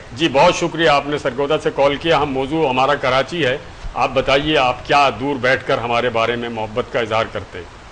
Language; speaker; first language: Urdu; native; Urdu